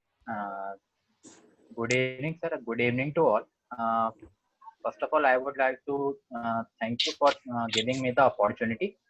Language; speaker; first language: English; non-native, local second language; Hindi